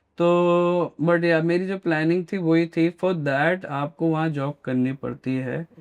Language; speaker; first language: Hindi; native; Hindi